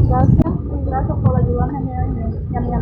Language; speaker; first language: Spanish; non-native, learner; Haitian Creole